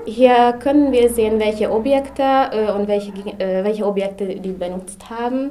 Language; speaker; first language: German; non-native, local second language; Hungarian